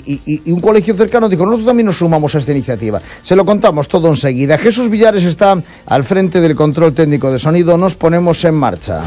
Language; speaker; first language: Spanish; native; Spanish